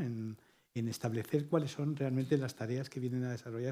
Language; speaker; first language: Spanish; native; Spanish